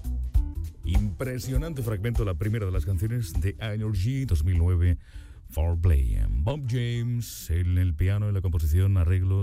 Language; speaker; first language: Spanish; native; Spanish